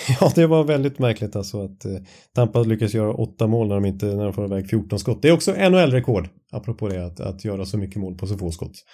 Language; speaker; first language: Swedish; native; Swedish